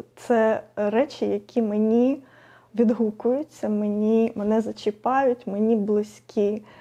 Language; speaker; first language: Ukrainian; non-native, local second language; Russian